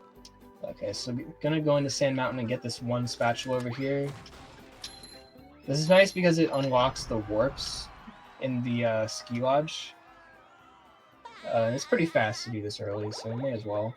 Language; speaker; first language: English; native; English